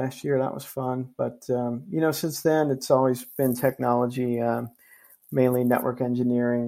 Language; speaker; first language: English; native; English